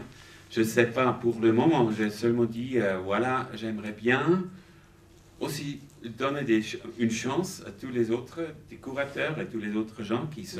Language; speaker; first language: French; non-native, fluent; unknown